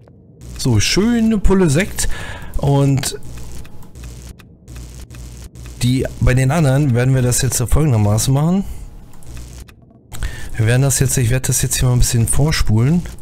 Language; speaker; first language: German; native; German